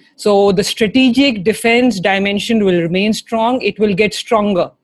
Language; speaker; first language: English; non-native, local second language; Hindi